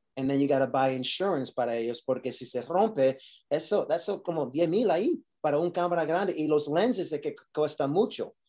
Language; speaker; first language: Spanish; early bilingual, heritage; Spanish